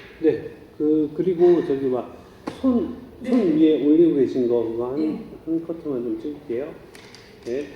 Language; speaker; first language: Korean; native; Korean